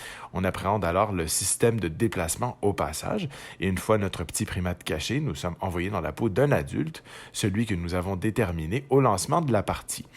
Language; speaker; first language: French; native; French